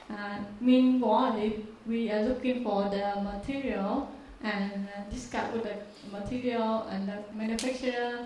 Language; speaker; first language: English; non-native, learner; Vietnamese